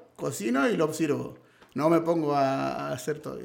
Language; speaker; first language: Spanish; native; Spanish